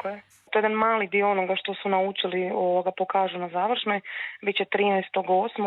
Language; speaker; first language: Serbian; native; Serbian